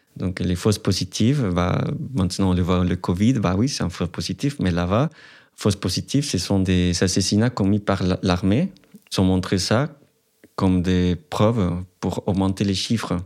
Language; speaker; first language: French; non-native, fluent; Spanish